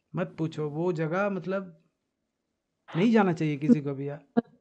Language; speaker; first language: Hindi; non-native, local second language; Bangla